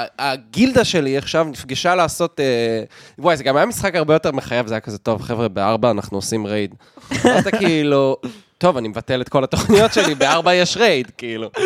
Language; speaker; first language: Hebrew; native; Hebrew